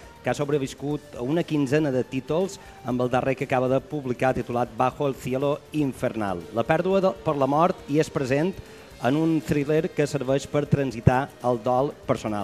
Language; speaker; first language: Catalan; native; Catalan